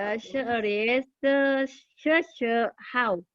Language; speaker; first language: Chinese; non-native, learner; Indonesian